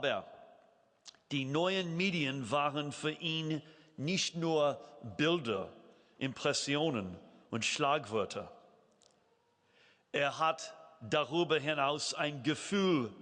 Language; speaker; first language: German; non-native, fluent; English